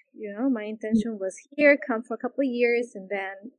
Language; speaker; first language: English; non-native, fluent; Spanish